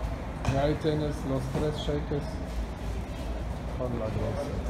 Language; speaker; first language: Spanish; non-native, fluent; German